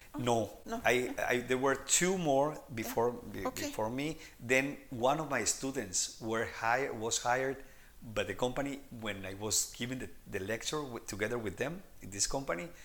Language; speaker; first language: English; non-native, fluent; Spanish